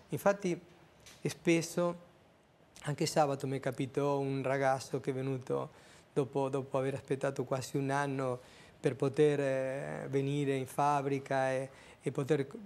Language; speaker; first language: Italian; non-native, fluent; Spanish